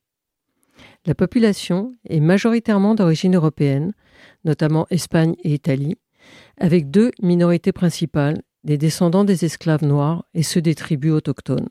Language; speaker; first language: French; native; French